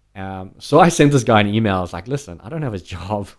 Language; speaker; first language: English; native; English